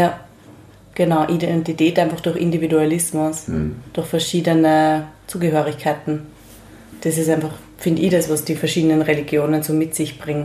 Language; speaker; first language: German; native; German